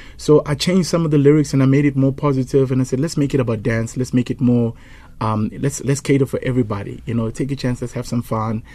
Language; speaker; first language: English; non-native, local second language; Zulu